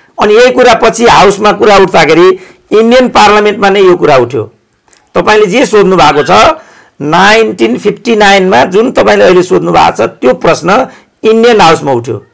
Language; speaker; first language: Nepali; native; Nepali